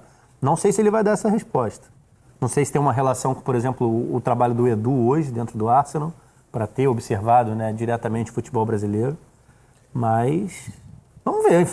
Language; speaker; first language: Portuguese; native; Portuguese